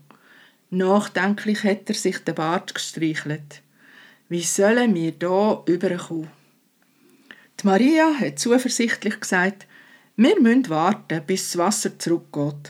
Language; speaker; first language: German; native; German